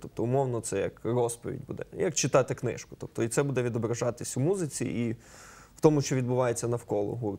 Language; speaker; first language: Ukrainian; native; Ukrainian